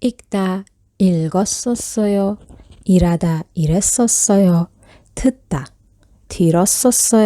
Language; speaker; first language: Korean; non-native, fluent; Persian